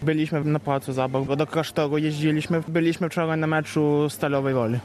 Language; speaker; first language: Polish; non-native, fluent; Ukrainian